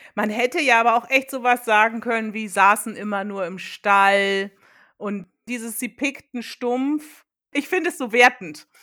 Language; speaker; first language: German; early bilingual, other home language; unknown